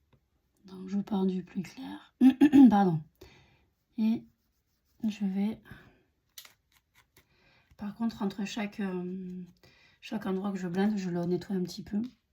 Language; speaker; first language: French; native; French